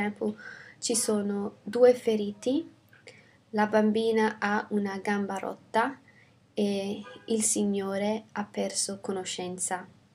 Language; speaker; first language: Italian; non-native, fluent; English